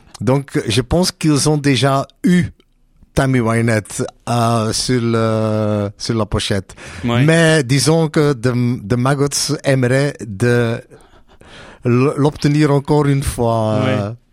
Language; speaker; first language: French; non-native, local second language; Dutch